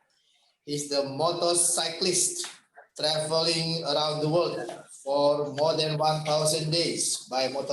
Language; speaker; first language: English; non-native, fluent; Indonesian